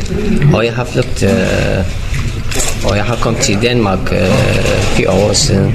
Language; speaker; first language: Danish; non-native, learner; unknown